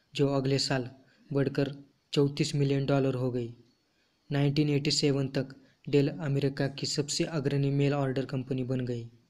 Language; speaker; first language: Hindi; non-native, local second language; Marathi